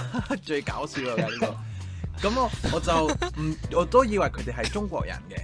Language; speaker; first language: Cantonese; non-native, fluent; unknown